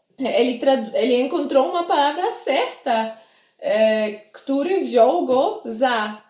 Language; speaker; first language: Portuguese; non-native, fluent; Polish